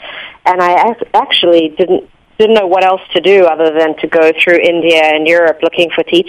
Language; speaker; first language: English; native; English